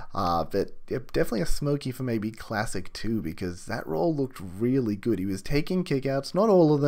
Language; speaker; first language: English; native; English